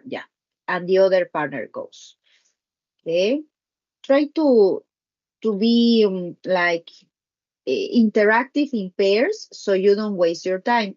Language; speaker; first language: English; non-native, learner; Spanish